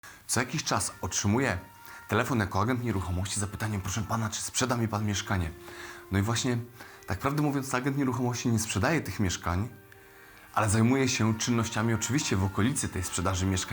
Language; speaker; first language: Polish; native; Polish